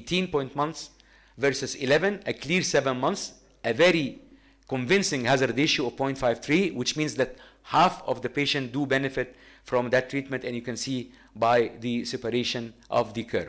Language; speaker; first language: English; non-native, fluent; Arabic